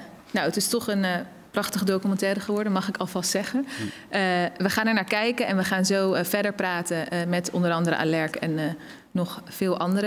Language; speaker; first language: Dutch; native; Dutch